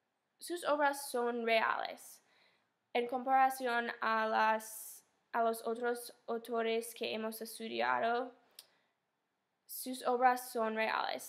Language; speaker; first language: Spanish; non-native, fluent; English